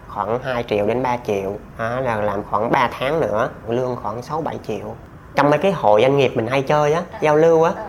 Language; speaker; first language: Vietnamese; native; Vietnamese